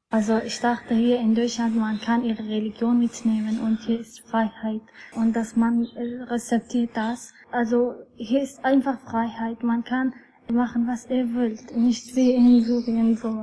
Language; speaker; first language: German; non-native, learner; Arabic